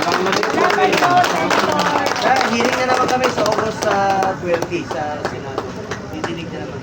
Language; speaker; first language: Filipino; non-native, local second language; Cebuano